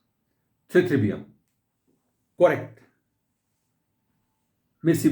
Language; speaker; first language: French; non-native, fluent; Hindi